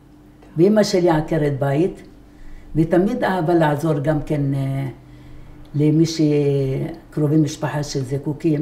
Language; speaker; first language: Hebrew; non-native, fluent; Arabic